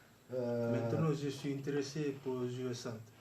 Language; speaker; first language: French; non-native, learner; Fijian